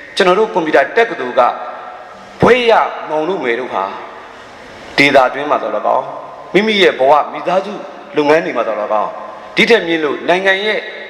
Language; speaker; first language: Burmese; native; Burmese